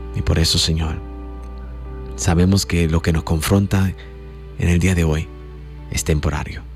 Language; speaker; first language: Spanish; native; Spanish